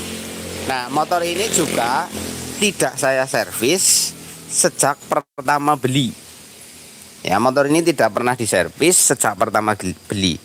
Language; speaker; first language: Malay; non-native, local second language; Javanese